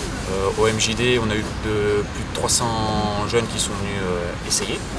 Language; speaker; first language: French; native; French